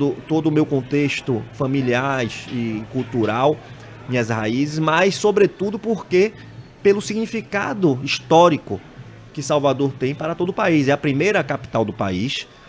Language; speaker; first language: Portuguese; native; Portuguese